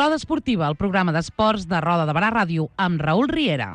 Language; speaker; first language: Catalan; native; Catalan